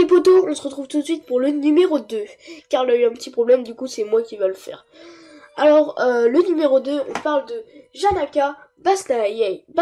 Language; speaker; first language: French; native; French